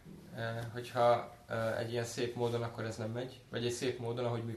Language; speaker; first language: Hungarian; native; Hungarian